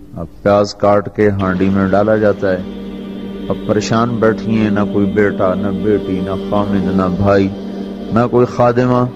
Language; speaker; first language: Urdu; non-native, local second language; Punjabi